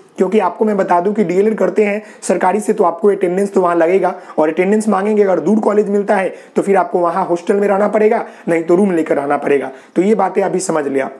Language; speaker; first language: Hindi; native; Hindi